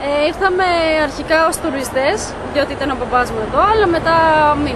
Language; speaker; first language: Greek; early bilingual, other home language; Albanian